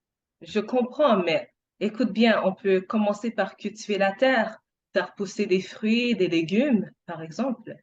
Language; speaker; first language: French; non-native, fluent; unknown